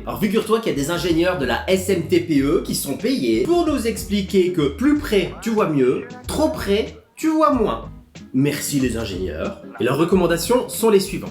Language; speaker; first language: French; native; French